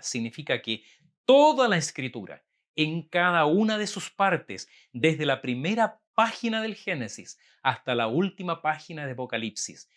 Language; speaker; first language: Spanish; native; Spanish